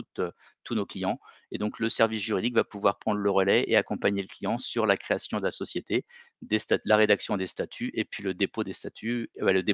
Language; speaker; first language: French; native; French